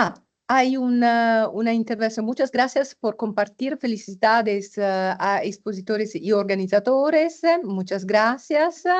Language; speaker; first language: Spanish; non-native, fluent; Italian